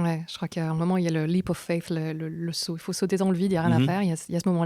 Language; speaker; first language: French; native; French